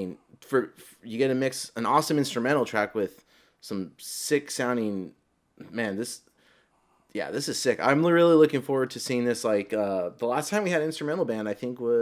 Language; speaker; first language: English; native; English